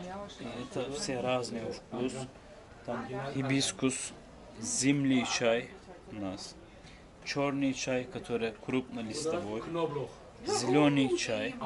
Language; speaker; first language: Russian; non-native, learner; Turkish